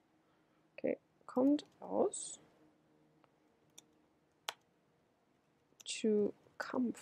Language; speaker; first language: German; non-native, fluent; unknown